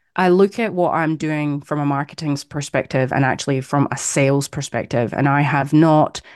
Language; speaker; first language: English; native; English